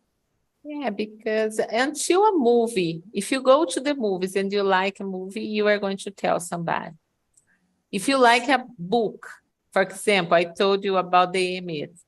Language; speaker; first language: English; non-native, fluent; Portuguese